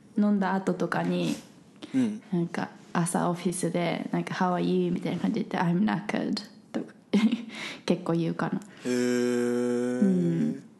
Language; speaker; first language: Japanese; native; Japanese